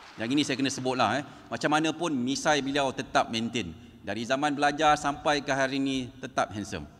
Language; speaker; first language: Malay; native; Malay